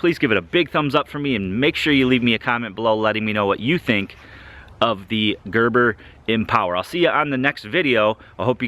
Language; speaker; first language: English; native; English